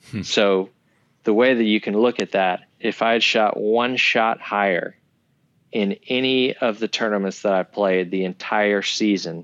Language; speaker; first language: English; native; English